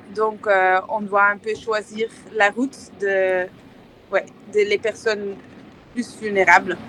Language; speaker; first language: French; non-native, fluent; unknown